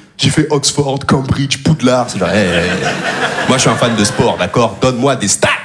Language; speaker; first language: French; native; French